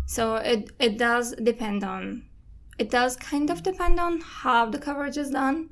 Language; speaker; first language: English; non-native, fluent; Turkish